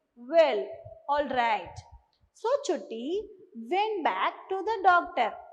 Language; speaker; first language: English; non-native, local second language; Tamil